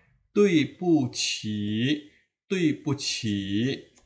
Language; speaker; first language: Chinese; non-native, fluent; Indonesian